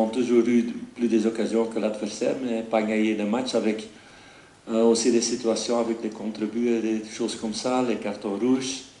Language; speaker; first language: French; non-native, fluent; Dutch